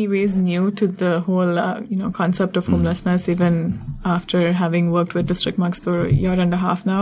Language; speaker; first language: English; non-native, local second language; Hindi